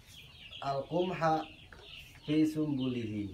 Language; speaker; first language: Arabic; non-native, learner; Indonesian